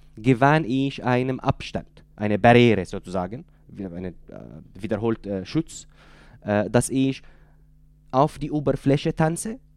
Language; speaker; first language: German; non-native, fluent; Arabic